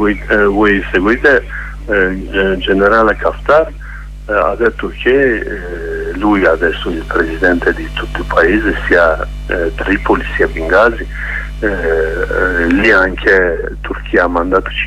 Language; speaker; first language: Italian; non-native, learner; Kurdish